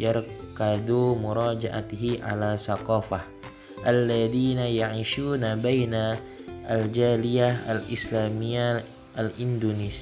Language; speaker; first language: Arabic; non-native, learner; Indonesian